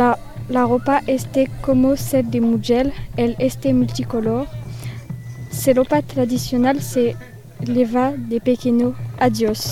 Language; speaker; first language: Spanish; non-native, learner; French